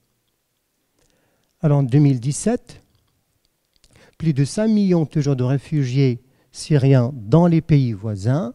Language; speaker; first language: French; non-native, fluent; Arabic